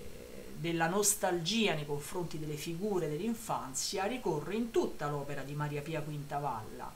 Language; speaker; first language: Italian; native; Italian